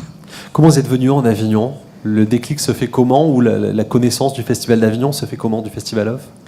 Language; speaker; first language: French; native; French